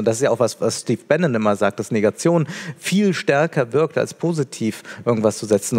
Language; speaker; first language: German; native; German